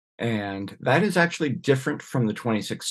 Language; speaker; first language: English; native; English